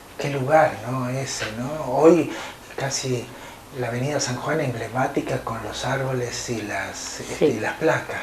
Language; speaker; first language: Spanish; native; Spanish